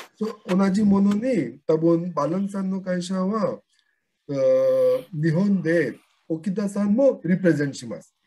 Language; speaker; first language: Japanese; non-native, learner; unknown